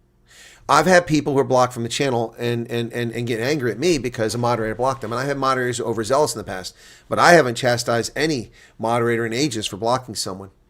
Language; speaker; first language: English; native; English